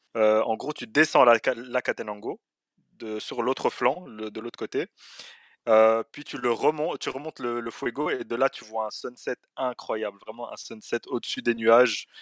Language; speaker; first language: French; early bilingual, other home language; Arabic